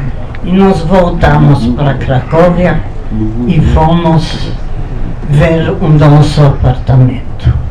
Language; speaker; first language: Portuguese; non-native, fluent; Polish